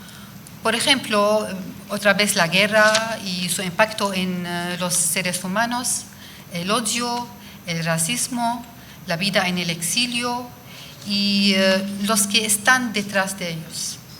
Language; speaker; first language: Spanish; non-native, fluent; Arabic